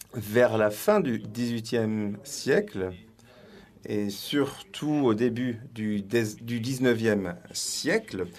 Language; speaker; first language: French; non-native, fluent; Swedish